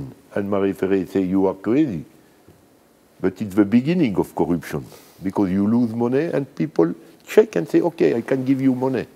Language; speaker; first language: English; non-native, learner; French